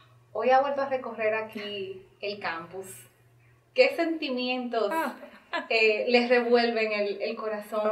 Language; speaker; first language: Spanish; native; Spanish